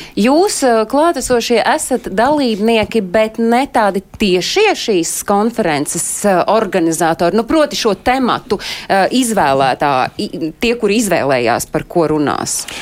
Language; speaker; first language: Latvian; native; Latvian